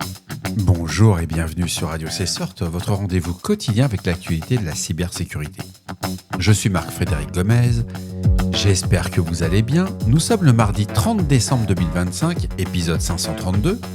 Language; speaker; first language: French; native; French